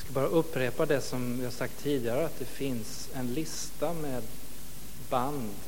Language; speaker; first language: Swedish; native; Swedish